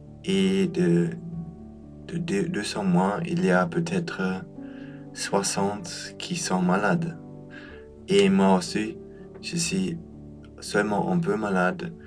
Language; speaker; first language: French; non-native, fluent; German